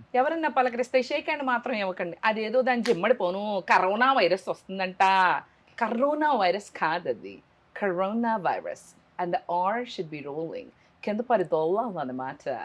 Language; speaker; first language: Telugu; native; Telugu